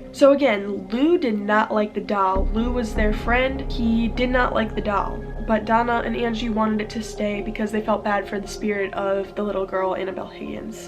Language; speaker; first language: English; native; English